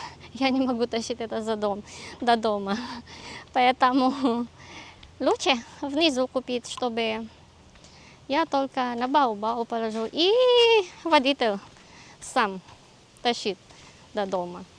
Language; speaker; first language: Russian; non-native, learner; Filipino